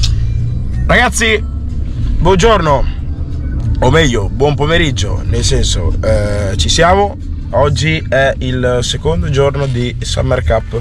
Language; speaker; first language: Italian; early bilingual, other home language; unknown